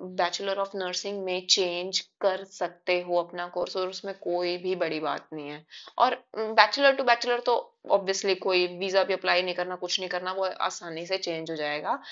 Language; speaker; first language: Hindi; native; Hindi